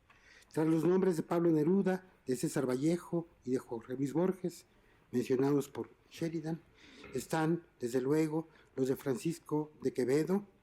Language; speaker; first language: Spanish; native; Spanish